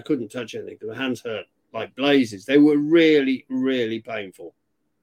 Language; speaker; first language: English; native; English